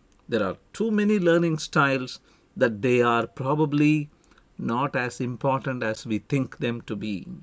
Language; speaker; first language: English; non-native, local second language; Tamil